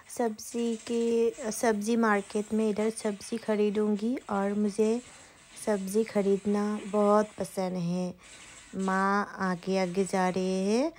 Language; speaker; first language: Hindi; non-native, local second language; Assamese